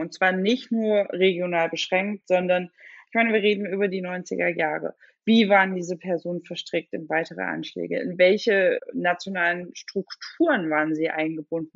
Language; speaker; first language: German; native; German